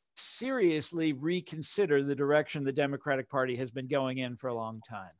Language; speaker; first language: English; native; English